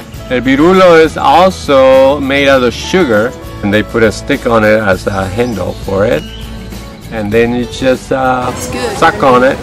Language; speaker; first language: English; non-native, fluent; Spanish